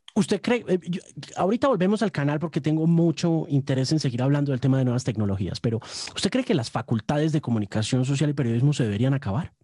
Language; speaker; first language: Spanish; native; Spanish